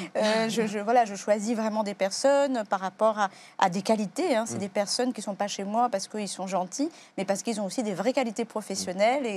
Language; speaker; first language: French; native; French